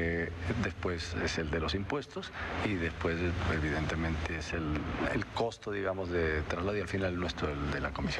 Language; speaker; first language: Spanish; native; Spanish